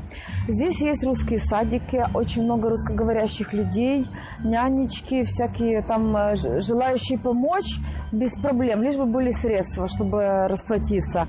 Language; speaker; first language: Russian; native; Russian